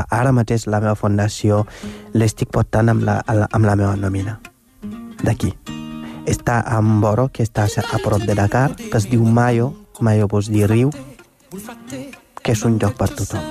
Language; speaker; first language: Catalan; non-native, fluent; Wolof